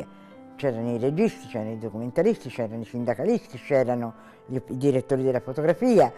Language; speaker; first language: Italian; native; Italian